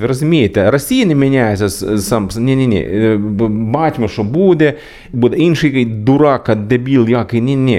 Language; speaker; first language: Ukrainian; non-native, learner; Swedish